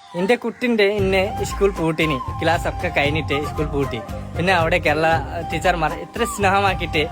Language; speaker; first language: Malayalam; non-native, fluent; Bangla